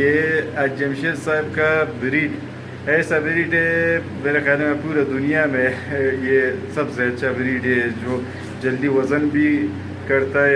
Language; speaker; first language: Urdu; non-native, local second language; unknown